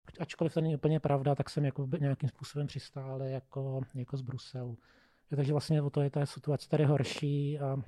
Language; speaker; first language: Czech; native; Czech